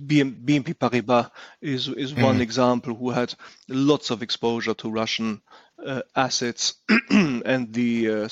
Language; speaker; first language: English; non-native, fluent; German